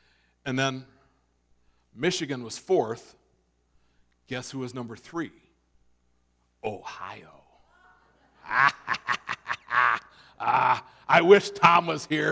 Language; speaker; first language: English; native; English